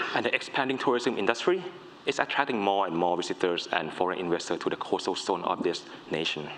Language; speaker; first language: English; non-native, fluent; Thai